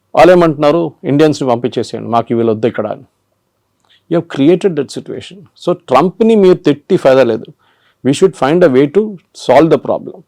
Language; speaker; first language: Telugu; non-native, local second language; Malayalam